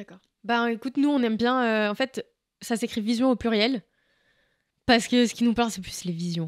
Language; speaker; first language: French; native; French